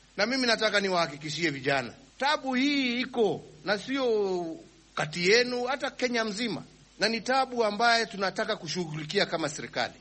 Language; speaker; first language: Swahili; native; Swahili